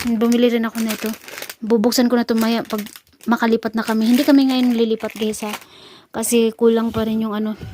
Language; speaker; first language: Filipino; native; Filipino